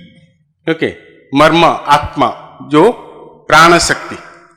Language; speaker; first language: Kannada; non-native, local second language; Odia